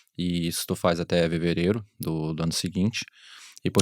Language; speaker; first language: Portuguese; native; Portuguese